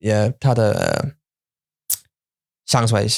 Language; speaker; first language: Chinese; non-native, learner; English